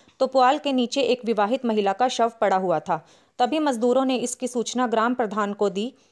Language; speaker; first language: Hindi; native; Hindi